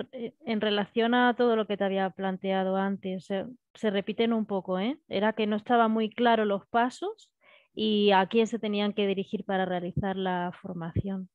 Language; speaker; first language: Spanish; native; Spanish